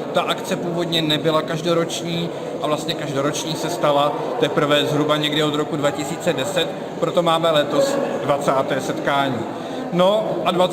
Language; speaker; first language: Czech; native; Czech